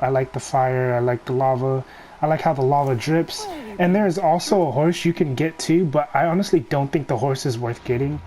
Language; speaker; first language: English; native; English